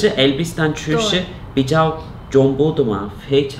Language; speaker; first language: Chinese; non-native, fluent; Turkish